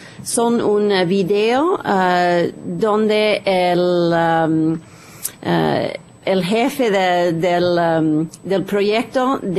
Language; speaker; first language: Spanish; non-native, fluent; English